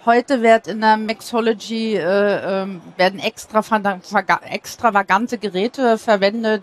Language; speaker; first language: German; native; German